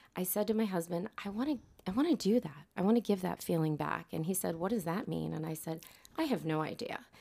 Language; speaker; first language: English; native; English